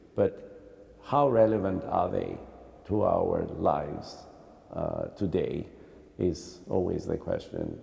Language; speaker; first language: English; non-native, fluent; Greek